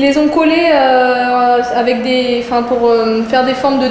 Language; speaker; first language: French; native; French